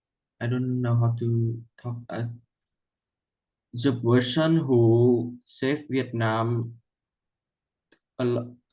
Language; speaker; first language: English; non-native, learner; Vietnamese